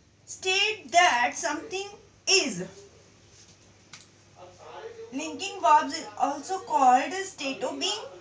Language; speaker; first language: English; non-native, local second language; Hindi